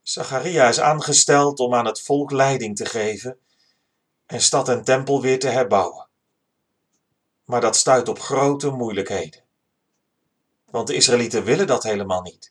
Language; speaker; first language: Dutch; native; Dutch